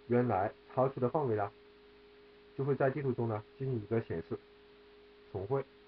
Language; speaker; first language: Chinese; native; Chinese